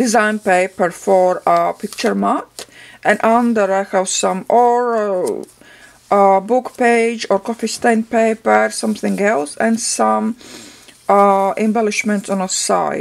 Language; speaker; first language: English; non-native, fluent; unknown